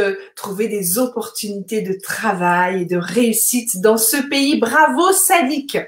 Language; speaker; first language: French; native; French